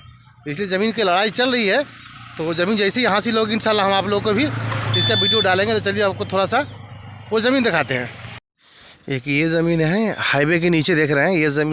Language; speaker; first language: Hindi; native; Hindi